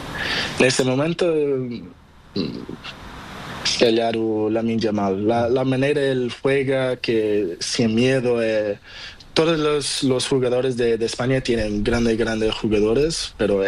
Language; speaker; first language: Spanish; non-native, learner; Portuguese